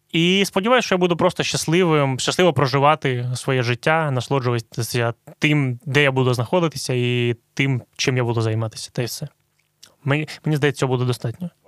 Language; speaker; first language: Ukrainian; non-native, local second language; Russian